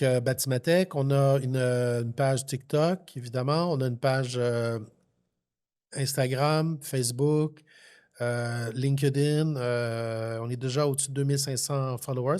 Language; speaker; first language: French; native; French